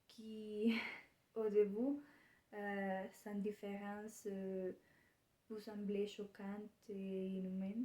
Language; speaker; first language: French; non-native, learner; Spanish